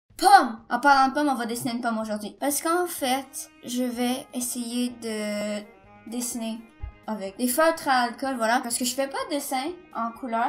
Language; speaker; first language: French; native; French